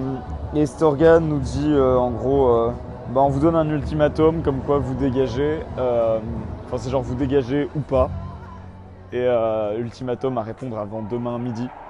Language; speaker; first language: French; native; French